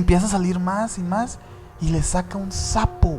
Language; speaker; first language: Spanish; native; Spanish